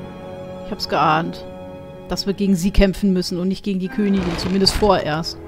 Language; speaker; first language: German; native; German